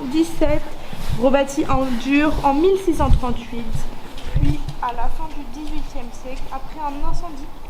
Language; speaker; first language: French; native; French